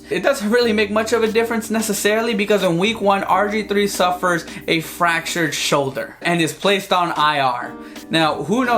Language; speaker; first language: English; native; English